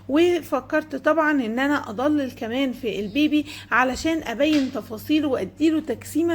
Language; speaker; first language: Arabic; native; Arabic